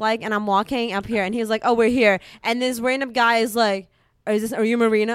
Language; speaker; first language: English; early bilingual, other home language; Arabic